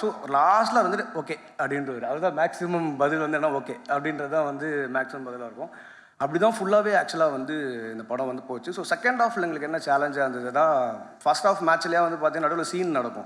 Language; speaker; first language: Tamil; native; Tamil